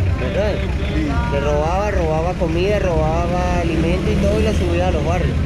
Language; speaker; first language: Spanish; native; Spanish